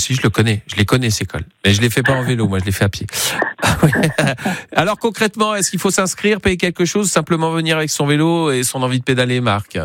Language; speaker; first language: French; native; French